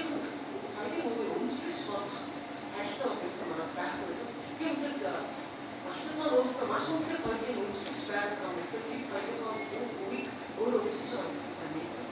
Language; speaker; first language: Mongolian; native; Mongolian